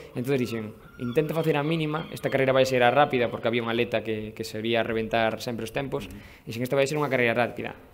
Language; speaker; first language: Galician; native; Galician